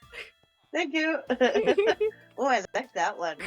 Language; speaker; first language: English; native; English